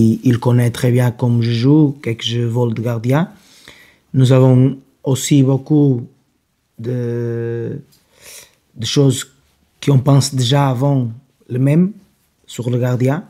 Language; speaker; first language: French; non-native, fluent; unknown